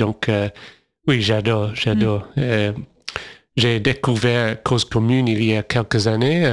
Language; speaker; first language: French; non-native, fluent; English